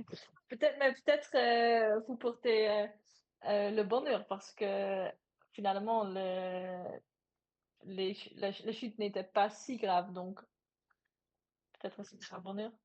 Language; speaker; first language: French; non-native, learner; Dutch